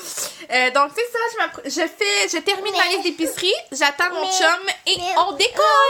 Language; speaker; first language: French; native; French